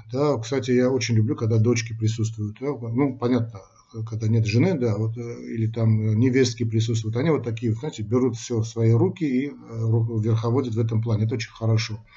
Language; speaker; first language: Russian; non-native, local second language; Armenian